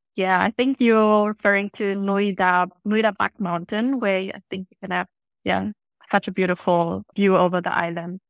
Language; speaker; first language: English; non-native, fluent; German